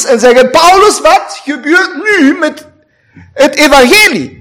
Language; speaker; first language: Dutch; non-native, fluent; German